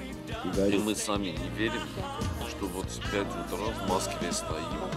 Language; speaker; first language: Russian; native; Russian